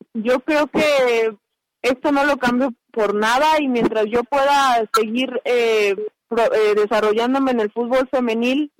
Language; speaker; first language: Spanish; native; Spanish